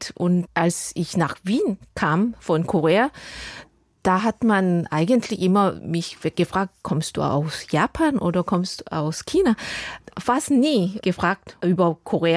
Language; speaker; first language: German; non-native, fluent; Korean